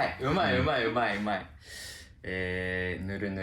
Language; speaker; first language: Japanese; native; Japanese